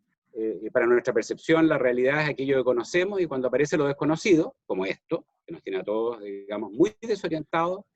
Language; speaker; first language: Spanish; native; Spanish